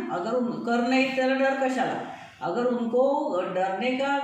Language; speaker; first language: Hindi; non-native, local second language; Marathi